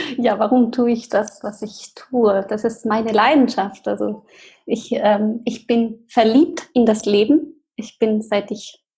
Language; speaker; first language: German; non-native, fluent; Spanish